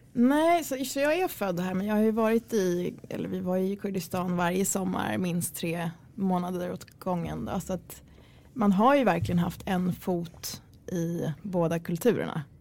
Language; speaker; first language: Swedish; early bilingual, other home language; Kurdish